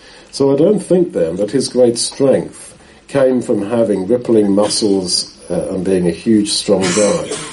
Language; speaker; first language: English; native; English